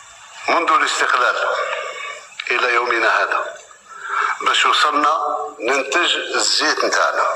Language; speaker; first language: Arabic; native; Arabic